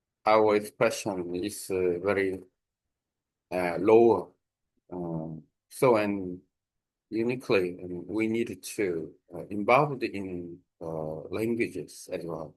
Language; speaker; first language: English; non-native, learner; Korean